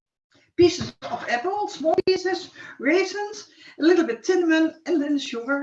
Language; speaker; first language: English; non-native, learner; Dutch